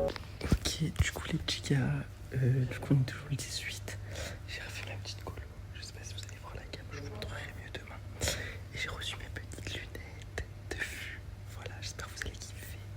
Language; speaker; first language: French; native; French